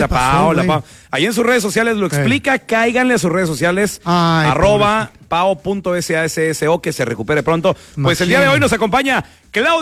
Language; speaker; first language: Spanish; native; Spanish